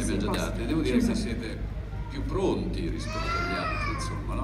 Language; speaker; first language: Italian; native; Italian